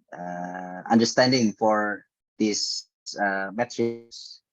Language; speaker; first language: English; non-native, learner; Indonesian